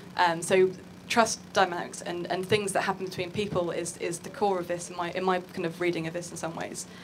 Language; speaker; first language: English; native; English